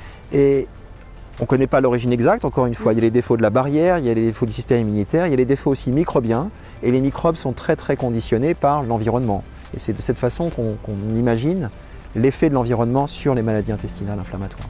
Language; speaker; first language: French; native; French